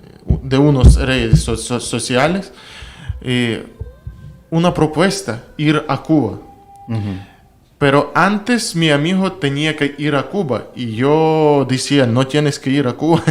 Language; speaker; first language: Spanish; non-native, learner; Russian